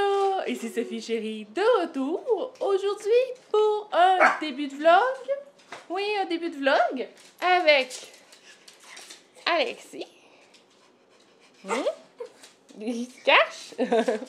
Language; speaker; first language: French; native; French